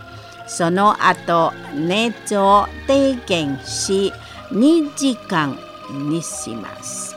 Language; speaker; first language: Japanese; non-native, fluent; Indonesian